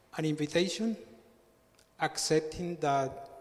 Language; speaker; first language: English; non-native, fluent; Spanish